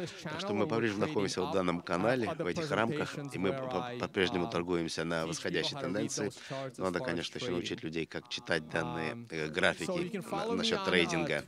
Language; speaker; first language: Russian; native; Russian